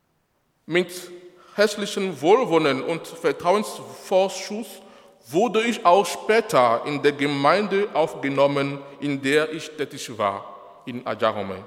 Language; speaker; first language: German; non-native, fluent; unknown